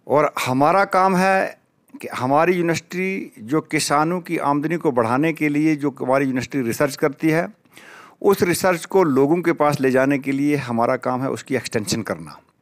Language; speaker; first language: Urdu; non-native, local second language; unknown